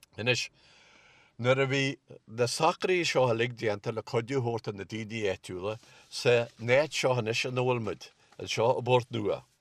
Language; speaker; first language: Irish; native; Irish